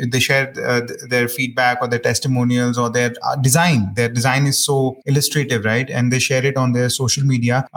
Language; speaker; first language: English; non-native, local second language; Hindi